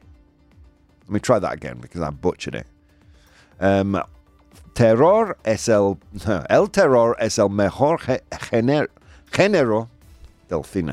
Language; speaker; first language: English; native; English